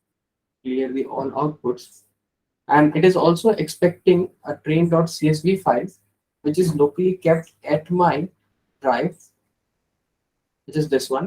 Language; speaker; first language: English; non-native, local second language; Hindi